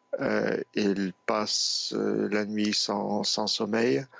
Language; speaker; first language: French; non-native, fluent; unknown